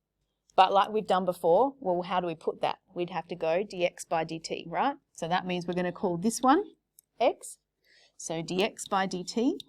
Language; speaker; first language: English; native; English